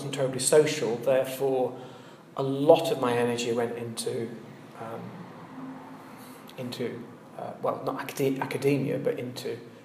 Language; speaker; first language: English; native; English